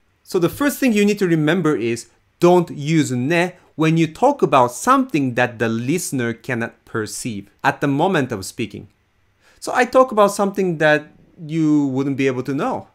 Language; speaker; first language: English; non-native, fluent; Japanese